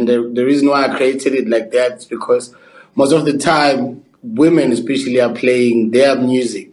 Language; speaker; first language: English; non-native, local second language; Zulu